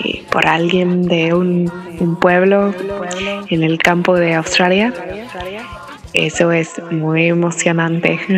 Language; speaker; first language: Spanish; non-native, fluent; English